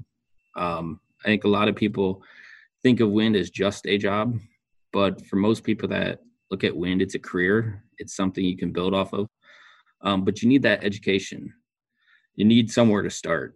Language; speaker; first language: English; native; English